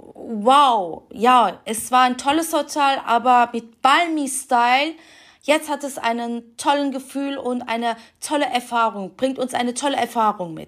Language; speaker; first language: German; non-native, fluent; Turkish